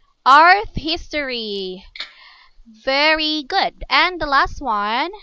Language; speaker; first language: English; non-native, local second language; Filipino